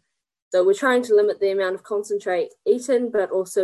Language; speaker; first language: English; native; English